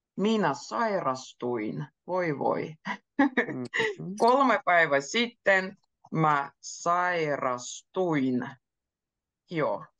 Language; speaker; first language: Finnish; native; Finnish